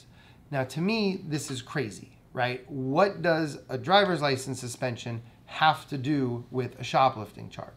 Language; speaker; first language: English; native; English